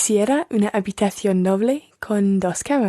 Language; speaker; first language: Spanish; non-native, learner; English